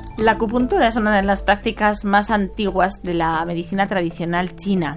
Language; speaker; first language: Spanish; native; Spanish